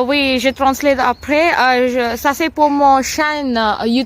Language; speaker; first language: French; non-native, learner; Tamil